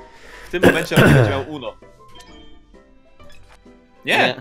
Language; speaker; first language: Polish; native; Polish